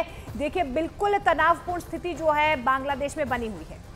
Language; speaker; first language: Hindi; native; Hindi